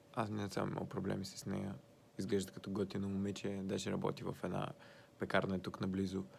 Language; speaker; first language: Bulgarian; native; Bulgarian